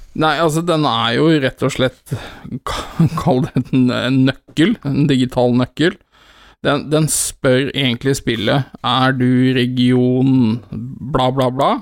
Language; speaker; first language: Norwegian; native; Norwegian